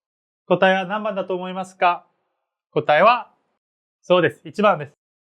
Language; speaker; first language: Japanese; non-native, fluent; Korean